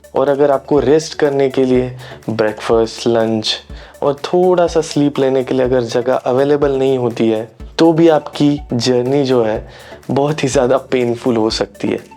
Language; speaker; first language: Hindi; non-native, local second language; Marathi